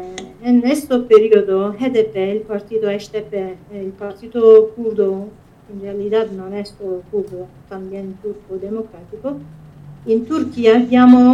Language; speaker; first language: Spanish; non-native, fluent; Kurdish